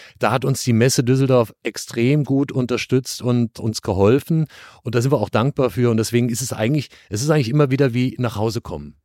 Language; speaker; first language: German; native; German